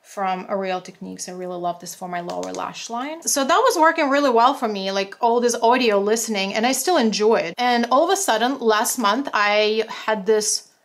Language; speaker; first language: English; non-native, fluent; Russian